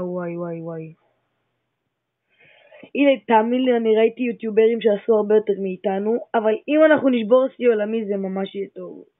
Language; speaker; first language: Hebrew; native; Hebrew